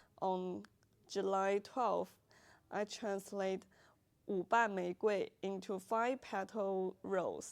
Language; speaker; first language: English; non-native, learner; Chinese